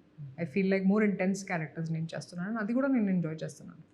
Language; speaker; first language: Telugu; non-native, local second language; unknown